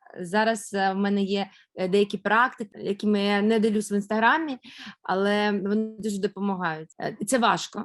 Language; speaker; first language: Ukrainian; non-native, local second language; Russian